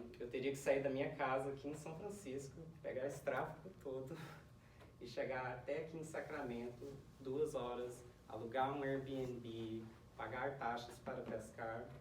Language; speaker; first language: Portuguese; early bilingual, heritage; Portuguese